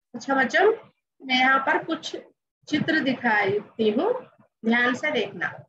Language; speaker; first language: Hindi; non-native, local second language; Telugu